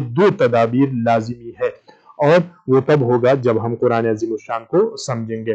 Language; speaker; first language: Urdu; native; Urdu